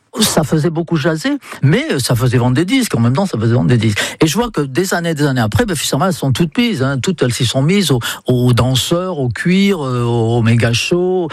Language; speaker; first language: French; non-native, fluent; English